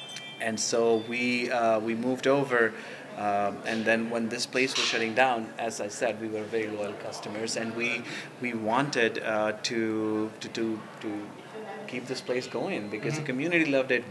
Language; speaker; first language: English; non-native, local second language; Hindi